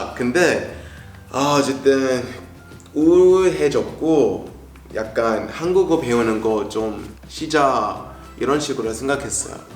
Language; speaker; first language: Korean; non-native, fluent; English